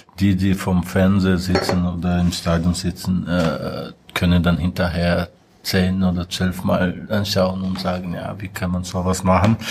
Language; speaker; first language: German; non-native, fluent; Portuguese